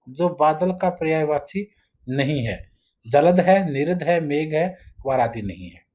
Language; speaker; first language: Hindi; native; Hindi